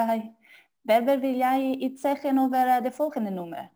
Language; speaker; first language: Dutch; non-native, learner; English